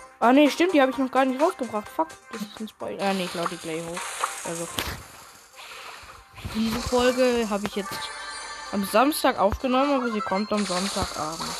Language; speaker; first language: German; native; German